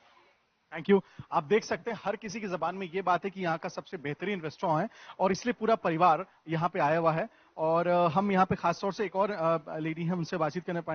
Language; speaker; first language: Hindi; native; Hindi